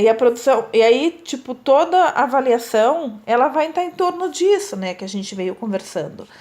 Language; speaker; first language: Portuguese; native; Portuguese